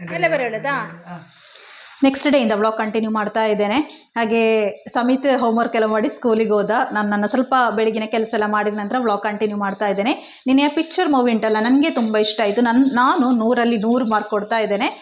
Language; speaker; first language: Kannada; non-native, local second language; Tulu